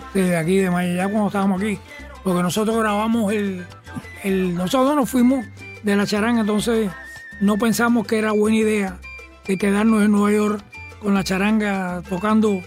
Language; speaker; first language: Spanish; early bilingual, heritage; Spanish